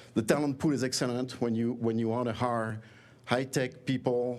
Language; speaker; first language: English; non-native, fluent; French